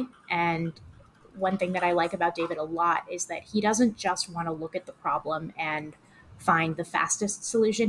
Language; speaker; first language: English; native; English